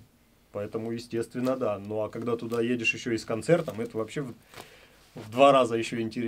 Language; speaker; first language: Russian; native; Russian